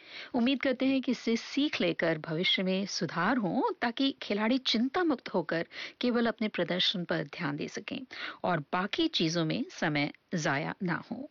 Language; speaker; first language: Hindi; native; Hindi